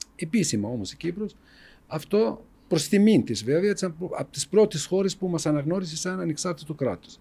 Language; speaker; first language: Greek; non-native, fluent; Arabic